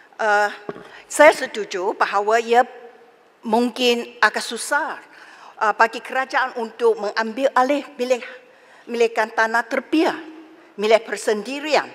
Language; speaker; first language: Malay; non-native, local second language; Chinese